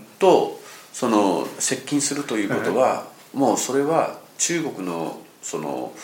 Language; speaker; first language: Japanese; native; Japanese